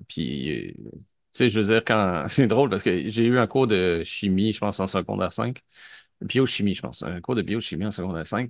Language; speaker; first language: French; native; French